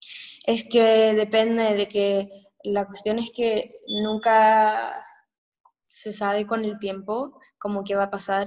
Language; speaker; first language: Spanish; early bilingual, heritage; Spanish